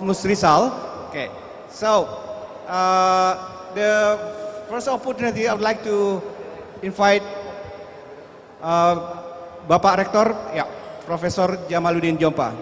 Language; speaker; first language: English; non-native, fluent; Indonesian